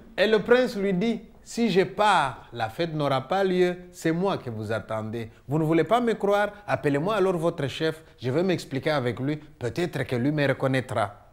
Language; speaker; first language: French; non-native, local second language; Luba-Lulua